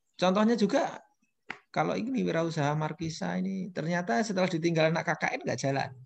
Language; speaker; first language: Indonesian; non-native, local second language; Javanese